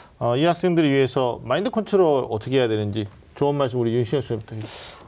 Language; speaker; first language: Korean; native; Korean